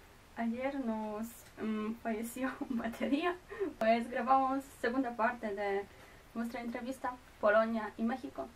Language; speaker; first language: Spanish; non-native, fluent; Polish